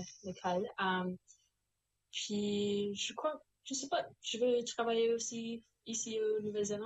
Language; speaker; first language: French; non-native, local second language; English